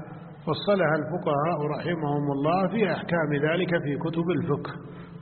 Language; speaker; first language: Arabic; native; Arabic